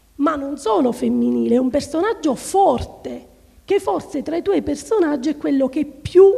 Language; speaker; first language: Italian; native; Italian